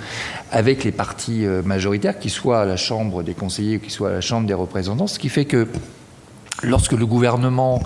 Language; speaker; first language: French; native; French